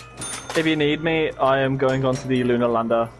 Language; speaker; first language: English; native; English